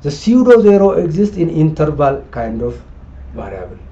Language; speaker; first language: English; non-native, local second language; Amharic